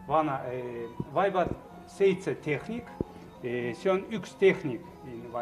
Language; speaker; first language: Estonian; non-native, learner; Azerbaijani